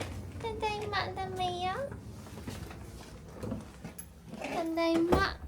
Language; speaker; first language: Japanese; native; Japanese